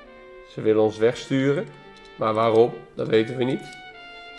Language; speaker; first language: Dutch; native; Dutch